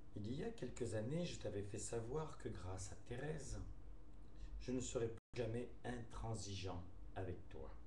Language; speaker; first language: French; native; French